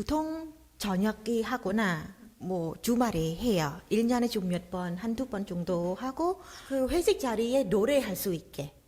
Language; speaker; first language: Korean; non-native, fluent; Khmer